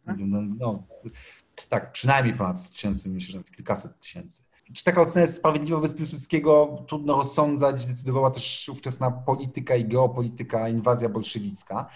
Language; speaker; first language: Polish; native; Polish